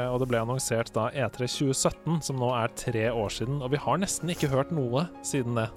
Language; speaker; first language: Norwegian; native; Norwegian